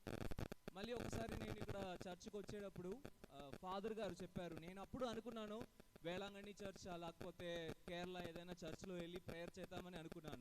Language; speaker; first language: Telugu; non-native, fluent; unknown